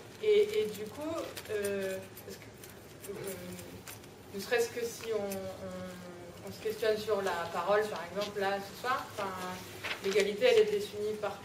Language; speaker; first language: French; native; French